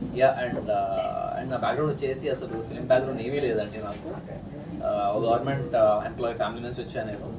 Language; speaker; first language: Telugu; native; Telugu